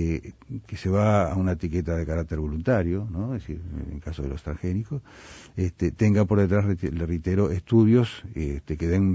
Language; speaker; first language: Spanish; native; Spanish